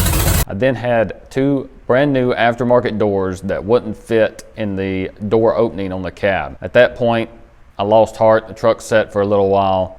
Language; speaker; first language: English; native; English